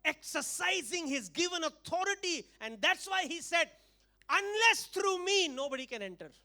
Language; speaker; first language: English; non-native, local second language; Marathi